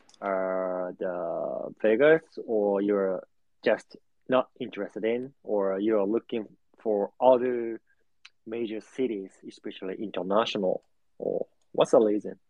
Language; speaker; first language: English; non-native, learner; Japanese